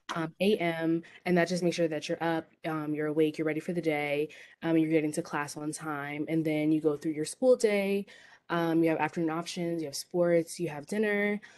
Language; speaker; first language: English; native; English